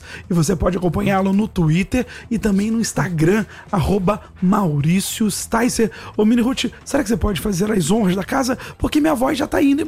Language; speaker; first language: Portuguese; native; Portuguese